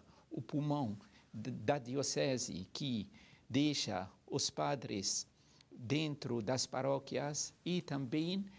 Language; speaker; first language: Portuguese; non-native, fluent; Arabic